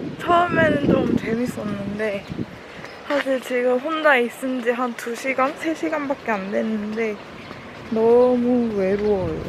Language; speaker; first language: Korean; native; Korean